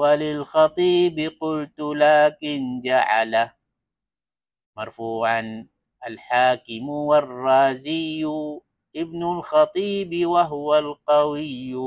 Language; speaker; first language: Arabic; non-native, fluent; Malay